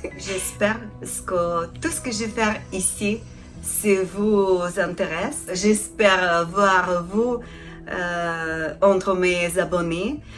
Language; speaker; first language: French; non-native, learner; Ukrainian